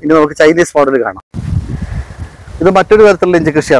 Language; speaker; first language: Malayalam; native; Malayalam